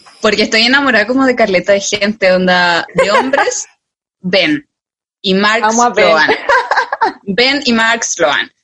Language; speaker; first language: Spanish; native; Spanish